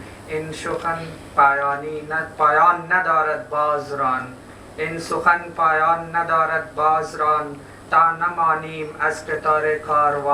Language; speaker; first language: Persian; non-native, fluent; Hindi